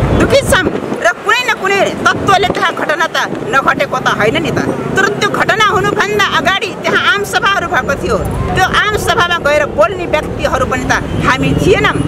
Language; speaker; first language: Nepali; non-native, local second language; Rana Tharu